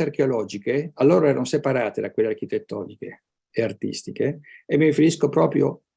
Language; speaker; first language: Italian; native; Italian